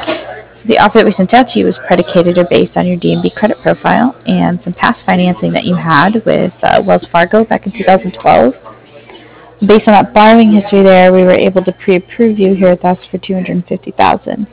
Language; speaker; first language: English; native; English